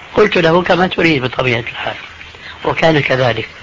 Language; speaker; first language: Arabic; early bilingual, other home language; Albanian